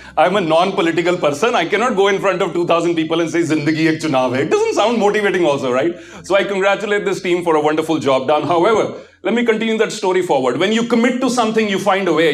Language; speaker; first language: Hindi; non-native, local second language; Punjabi